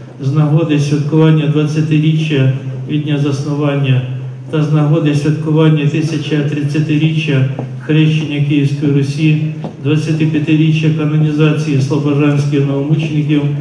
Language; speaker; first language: Ukrainian; native; Ukrainian